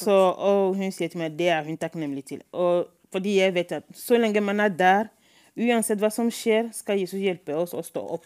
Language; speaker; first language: Norwegian; non-native, fluent; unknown